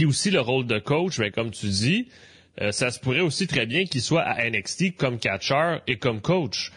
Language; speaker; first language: French; native; French